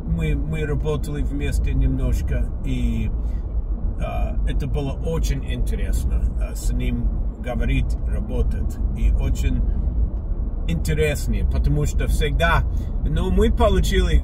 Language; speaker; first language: Russian; non-native, fluent; English